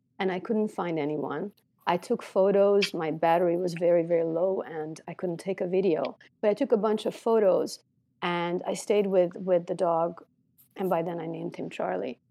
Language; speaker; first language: English; non-native, fluent; Romanian